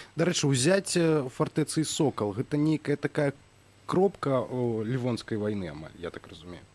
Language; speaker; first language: Belarusian; native; Belarusian